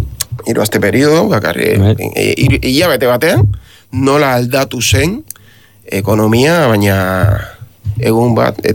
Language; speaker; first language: Basque; non-native, learner; Spanish